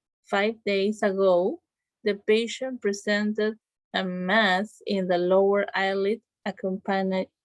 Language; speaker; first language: English; non-native, learner; Spanish